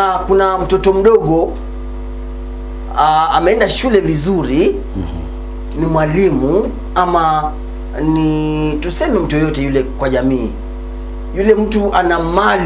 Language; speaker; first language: Swahili; native; Swahili